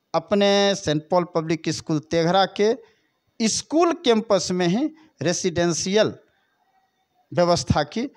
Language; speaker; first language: Hindi; native; Hindi